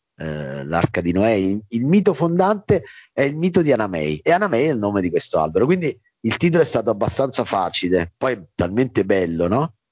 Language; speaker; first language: Italian; native; Italian